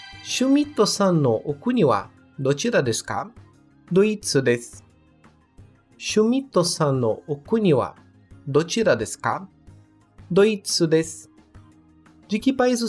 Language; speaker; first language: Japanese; non-native, learner; Portuguese